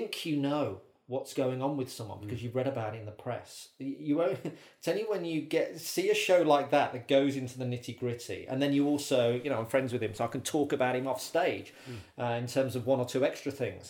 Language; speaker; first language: English; native; English